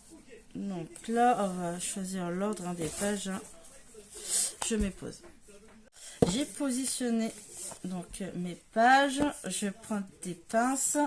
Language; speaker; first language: French; native; French